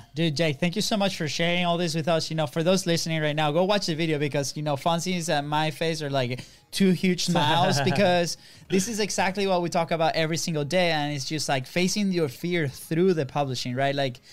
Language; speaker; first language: English; non-native, fluent; Spanish